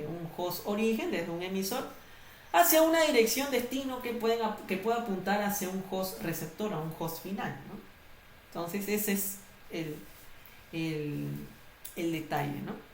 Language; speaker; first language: Spanish; native; Spanish